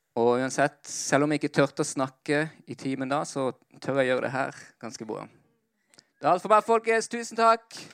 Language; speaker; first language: Norwegian; early bilingual, other home language; Spanish